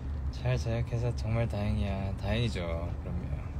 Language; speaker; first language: Korean; early bilingual, heritage; Korean